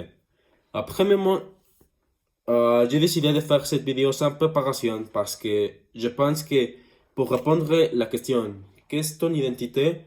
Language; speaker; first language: French; non-native, learner; Spanish